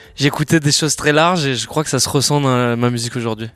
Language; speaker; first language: French; native; French